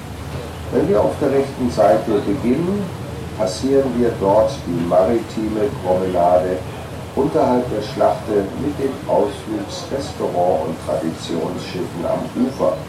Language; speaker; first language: German; native; German